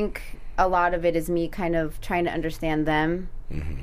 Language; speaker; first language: English; early bilingual, other home language; Spanish